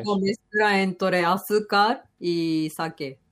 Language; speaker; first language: Spanish; non-native, learner; Japanese